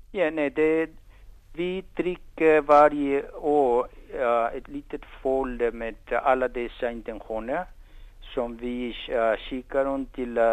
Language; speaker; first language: Swedish; non-native, fluent; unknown